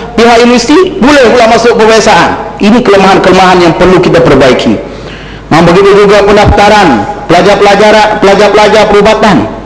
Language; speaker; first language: Malay; native; Malay